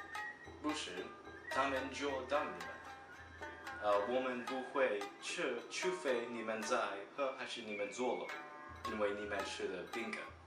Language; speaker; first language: Chinese; non-native, learner; English